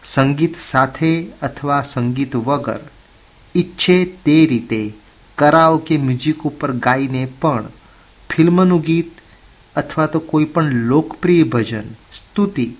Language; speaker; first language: Gujarati; native; Gujarati